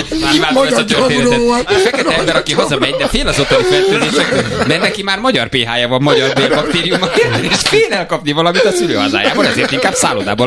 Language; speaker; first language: Hungarian; native; Hungarian